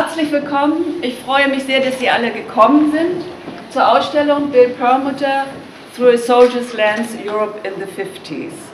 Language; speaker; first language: German; native; German